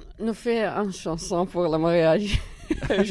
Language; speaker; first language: French; non-native, learner; Arabic